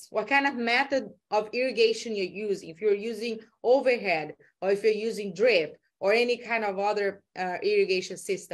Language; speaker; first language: English; non-native, fluent; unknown